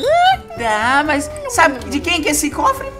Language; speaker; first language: Portuguese; native; Portuguese